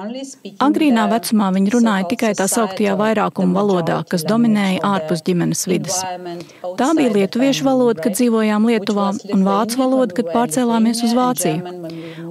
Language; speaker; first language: Latvian; native; Latvian